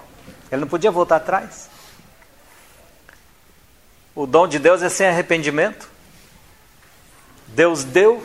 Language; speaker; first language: Portuguese; native; Portuguese